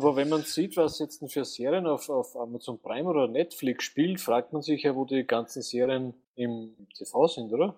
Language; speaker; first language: German; native; German